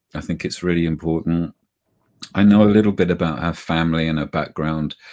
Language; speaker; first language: English; native; English